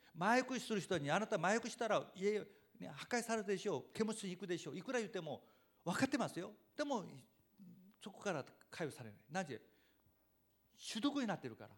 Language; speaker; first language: Japanese; non-native, fluent; Korean